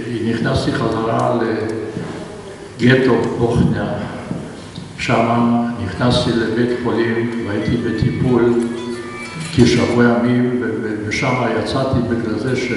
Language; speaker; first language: Hebrew; non-native, fluent; Polish